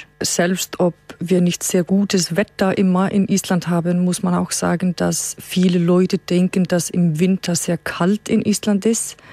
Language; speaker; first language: German; non-native, fluent; Icelandic